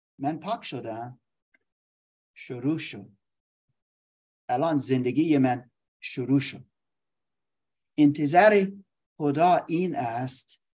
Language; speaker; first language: Persian; non-native, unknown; English